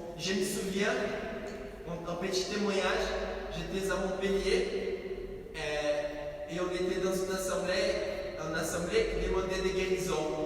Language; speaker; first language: French; non-native, fluent; Portuguese